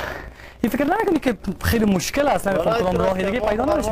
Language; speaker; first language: Persian; native; Persian